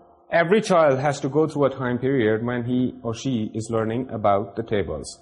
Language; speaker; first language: English; non-native, local second language; Urdu